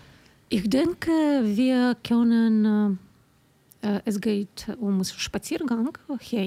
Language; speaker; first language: German; non-native, learner; Ukrainian